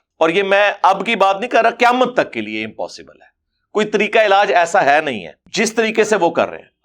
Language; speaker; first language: Urdu; non-native, local second language; Punjabi